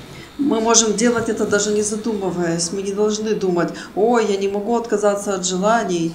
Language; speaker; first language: Russian; native; Russian